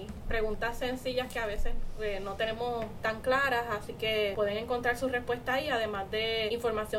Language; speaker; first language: Spanish; native; Spanish